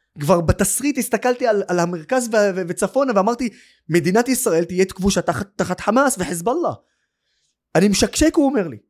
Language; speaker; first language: Hebrew; non-native, local second language; Arabic